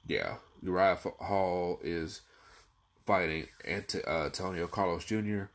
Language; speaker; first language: English; native; English